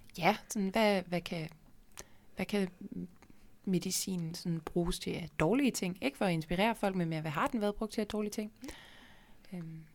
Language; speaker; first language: Danish; native; Danish